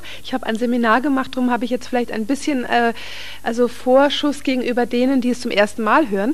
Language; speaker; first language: German; native; German